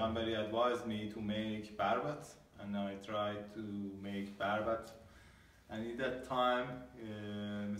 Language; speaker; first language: English; non-native, learner; Persian